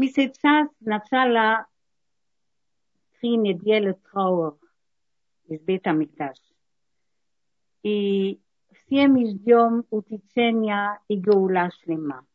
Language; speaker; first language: Russian; non-native, learner; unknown